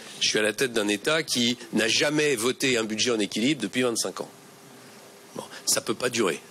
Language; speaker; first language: French; native; French